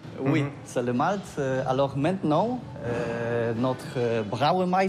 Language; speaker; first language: French; non-native, learner; Polish